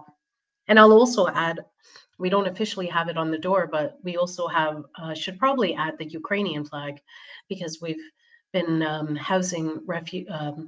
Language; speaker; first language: English; native; English